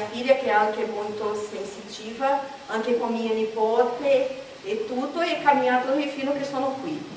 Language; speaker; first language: Italian; non-native, learner; Portuguese